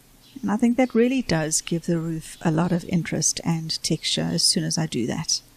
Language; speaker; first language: English; native; English